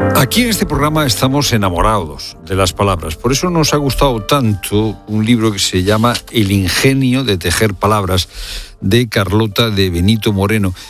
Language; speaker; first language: Spanish; native; Spanish